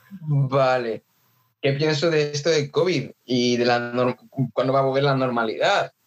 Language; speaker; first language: Spanish; early bilingual, other home language; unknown